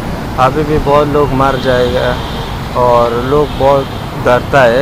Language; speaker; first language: Hindi; non-native, learner; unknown